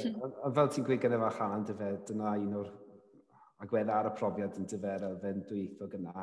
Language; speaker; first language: Welsh; native; Welsh